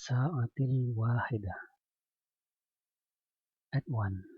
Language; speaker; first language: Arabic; non-native, learner; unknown